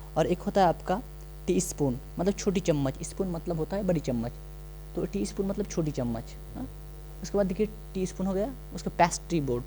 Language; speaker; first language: Hindi; non-native, local second language; Bangla